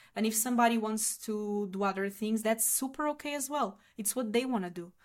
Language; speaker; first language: English; non-native, fluent; Portuguese